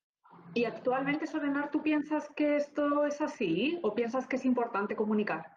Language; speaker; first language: Spanish; native; Spanish